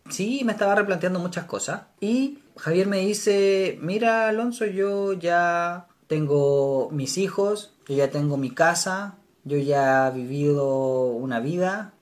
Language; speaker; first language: Spanish; native; Spanish